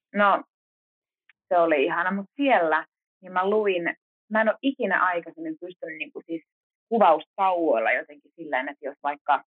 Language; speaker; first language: Finnish; early bilingual, other home language; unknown